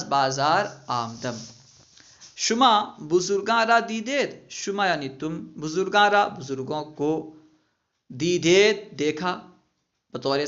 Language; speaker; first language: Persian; non-native, fluent; Urdu